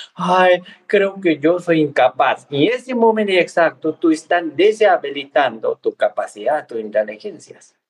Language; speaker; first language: Spanish; non-native, fluent; Tibetan